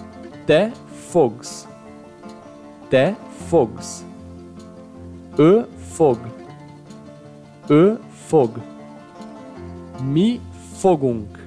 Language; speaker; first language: Hungarian; non-native, learner; Portuguese